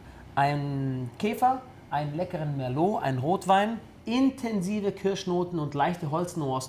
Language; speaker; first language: German; early bilingual, other home language; Italian